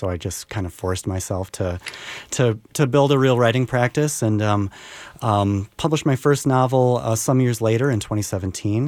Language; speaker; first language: English; native; English